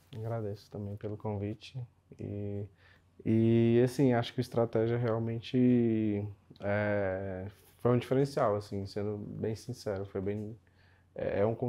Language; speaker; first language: Portuguese; native; Portuguese